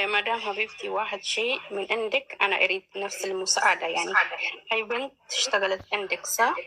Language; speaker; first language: Arabic; non-native, learner; Oromo